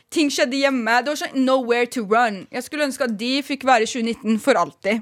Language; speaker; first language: Norwegian; early bilingual, other home language; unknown